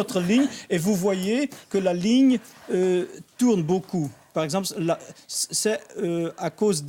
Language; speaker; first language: French; non-native, fluent; Dutch